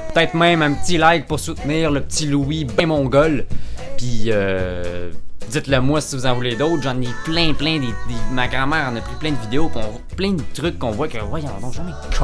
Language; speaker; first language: French; native; French